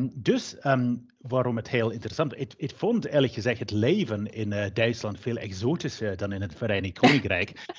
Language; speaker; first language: Dutch; non-native, fluent; English